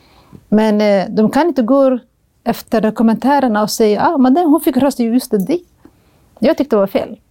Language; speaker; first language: Swedish; non-native, fluent; Somali